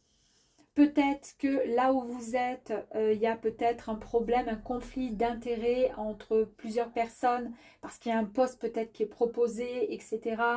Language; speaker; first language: French; native; French